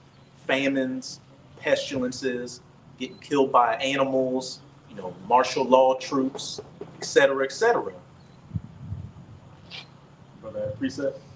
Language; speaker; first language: English; native; English